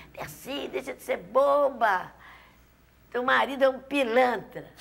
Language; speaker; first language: Portuguese; native; Portuguese